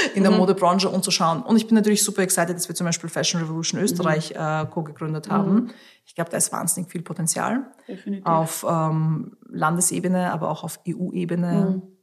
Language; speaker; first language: German; early bilingual, other home language; Russian